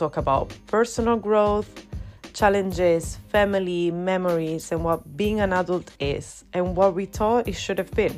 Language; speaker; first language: English; non-native, fluent; Italian